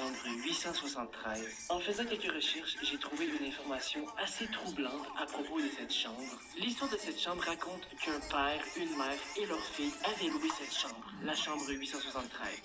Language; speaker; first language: French; native; French